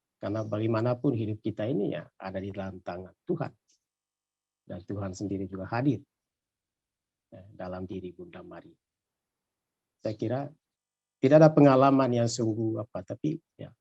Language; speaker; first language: Indonesian; native; Indonesian